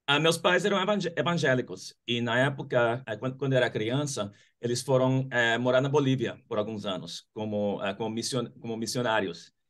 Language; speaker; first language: Portuguese; non-native, fluent; English